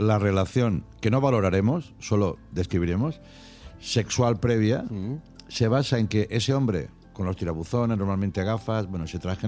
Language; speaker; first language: Spanish; native; Spanish